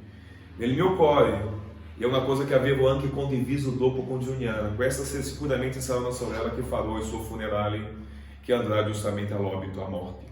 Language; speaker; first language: Italian; non-native, fluent; Portuguese